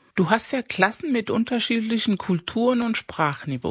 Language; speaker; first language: German; non-native, fluent; Spanish